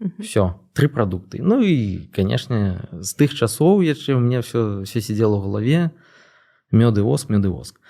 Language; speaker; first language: Belarusian; non-native, local second language; Russian